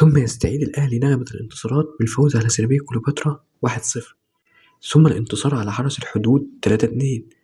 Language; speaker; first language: Arabic; native; Arabic